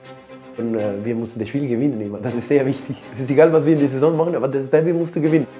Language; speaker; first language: German; non-native, fluent; Spanish